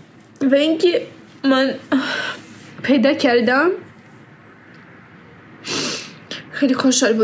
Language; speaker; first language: Persian; early bilingual, heritage; Persian